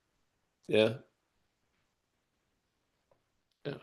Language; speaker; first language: English; native; English